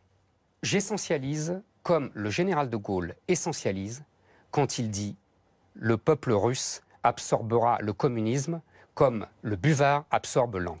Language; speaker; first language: French; native; French